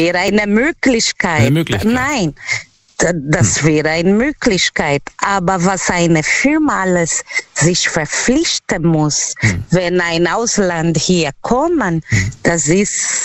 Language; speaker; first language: German; non-native, learner; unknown